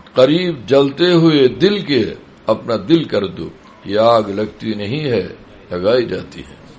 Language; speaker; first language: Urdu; non-native, fluent; Bangla